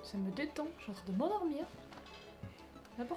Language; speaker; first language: French; native; French